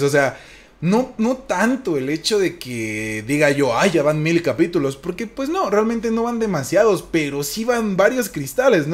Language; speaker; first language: Spanish; native; Spanish